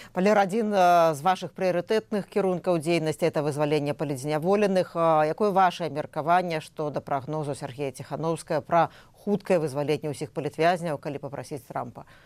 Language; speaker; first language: Belarusian; non-native, local second language; Russian